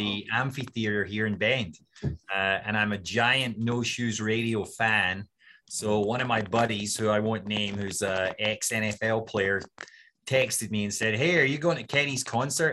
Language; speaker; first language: English; native; English